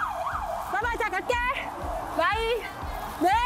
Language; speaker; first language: Korean; non-native, learner; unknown